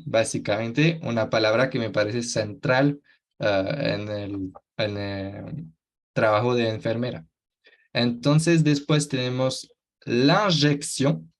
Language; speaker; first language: Spanish; non-native, fluent; French